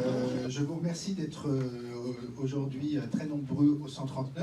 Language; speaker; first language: French; native; French